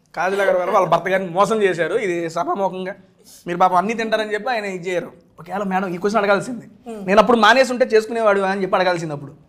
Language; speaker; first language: Telugu; native; Telugu